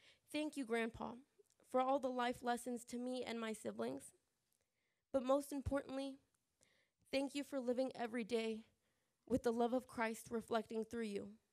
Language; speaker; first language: English; early bilingual, other home language; Spanish